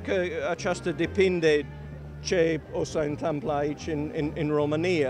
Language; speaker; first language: Romanian; non-native, learner; English